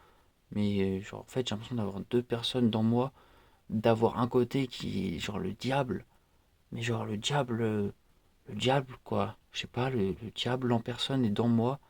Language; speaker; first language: French; native; French